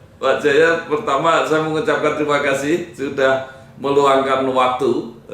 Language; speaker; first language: Indonesian; native; Indonesian